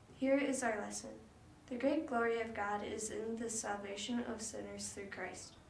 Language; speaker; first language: English; native; English